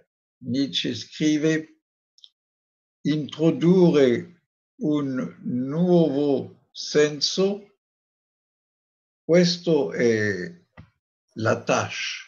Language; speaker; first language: Italian; non-native, fluent; French